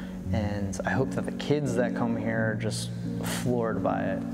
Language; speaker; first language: English; native; English